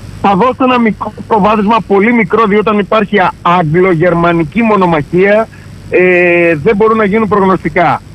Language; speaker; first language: Greek; native; Greek